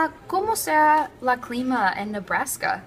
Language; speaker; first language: Spanish; non-native, learner; English